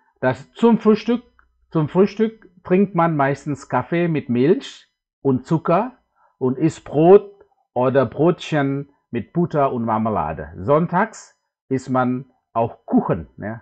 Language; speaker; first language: German; non-native, fluent; Indonesian